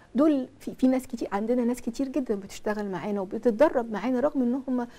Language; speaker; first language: Arabic; native; Arabic